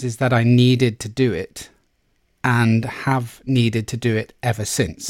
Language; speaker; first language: English; native; English